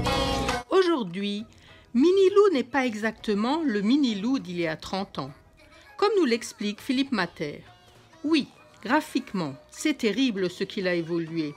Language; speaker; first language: French; native; French